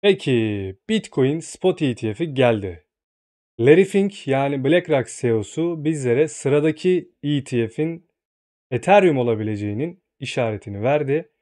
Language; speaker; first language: Turkish; native; Turkish